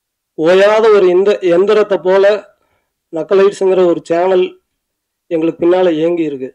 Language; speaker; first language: Tamil; native; Tamil